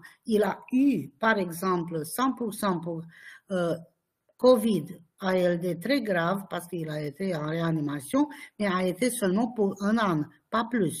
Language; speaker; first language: French; non-native, fluent; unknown